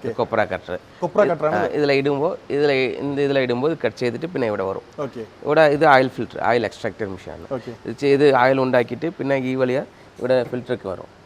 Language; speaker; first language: Malayalam; non-native, learner; Tamil